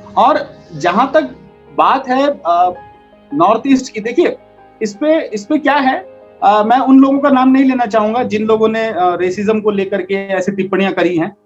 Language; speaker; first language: Hindi; native; Hindi